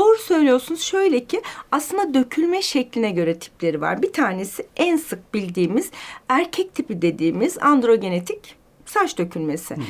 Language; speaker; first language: Turkish; native; Turkish